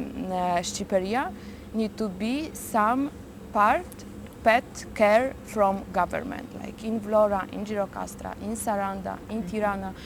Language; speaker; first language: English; non-native, learner; Polish